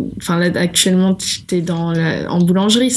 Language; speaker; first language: French; native; French